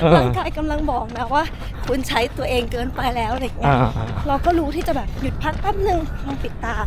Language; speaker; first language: Thai; early bilingual, other home language; Italian